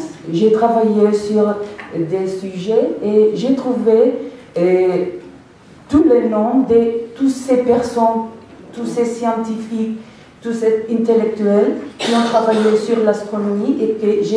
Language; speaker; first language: French; non-native, fluent; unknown